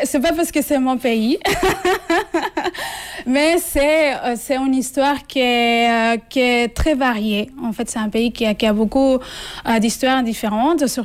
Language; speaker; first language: French; non-native, fluent; Spanish